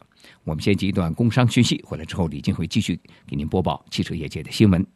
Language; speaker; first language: Chinese; native; Chinese